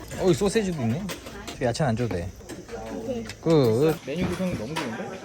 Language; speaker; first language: Korean; native; Korean